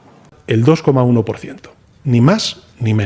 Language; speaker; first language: Spanish; native; Spanish